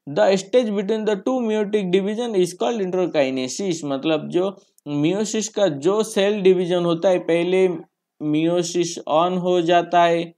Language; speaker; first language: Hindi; non-native, local second language; Bangla